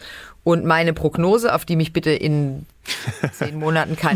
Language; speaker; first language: German; native; German